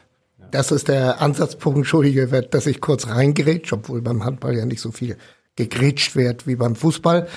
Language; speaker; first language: German; native; German